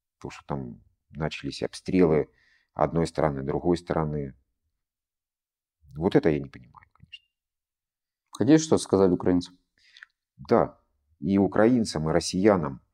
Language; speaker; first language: Russian; native; Russian